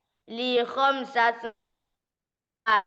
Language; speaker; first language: Arabic; non-native, learner; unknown